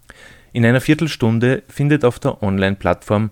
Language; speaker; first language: German; native; German